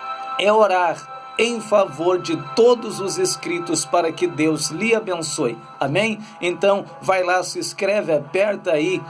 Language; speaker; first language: Portuguese; native; Portuguese